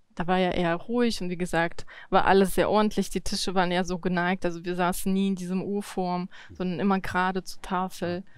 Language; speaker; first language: German; early bilingual, other home language; Russian